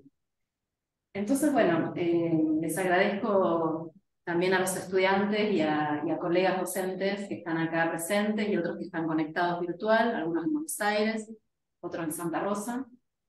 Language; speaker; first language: Spanish; native; Spanish